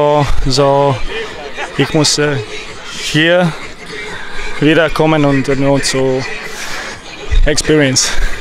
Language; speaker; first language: German; non-native, learner; Croatian